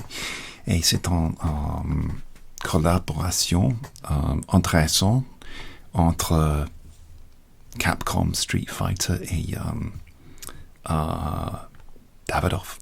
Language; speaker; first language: French; non-native, learner; English